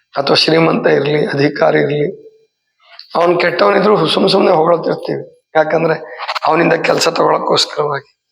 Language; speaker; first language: Kannada; native; Kannada